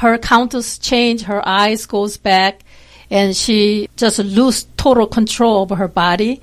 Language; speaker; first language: English; non-native, fluent; Korean